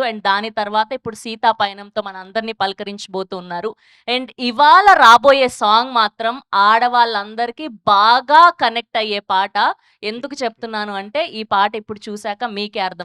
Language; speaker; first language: Telugu; native; Telugu